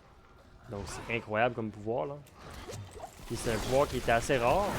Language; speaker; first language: French; native; French